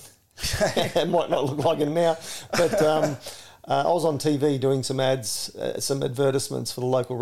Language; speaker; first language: English; native; English